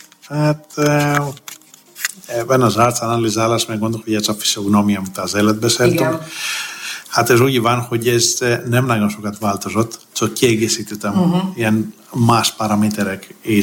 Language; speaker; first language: Hungarian; non-native, fluent; Greek